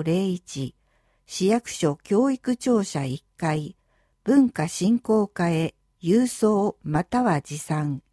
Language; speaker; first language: Japanese; native; Japanese